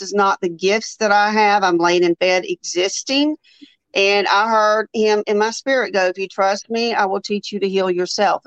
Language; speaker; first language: English; native; English